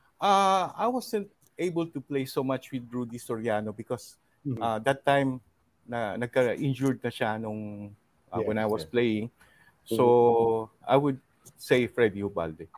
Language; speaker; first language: Filipino; native; Filipino